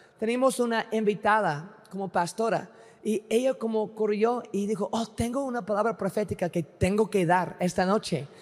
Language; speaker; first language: Spanish; non-native, fluent; English